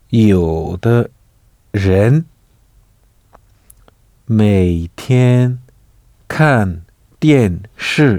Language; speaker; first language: Chinese; non-native, learner; French